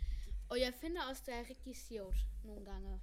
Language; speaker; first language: Danish; non-native, learner; German